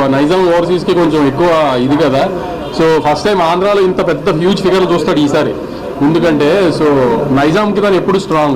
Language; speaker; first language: Telugu; native; Telugu